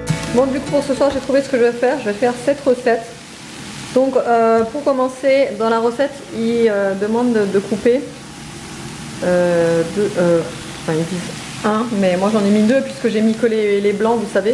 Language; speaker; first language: French; native; French